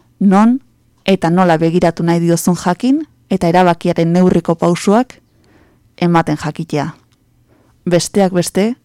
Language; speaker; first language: Basque; native; Basque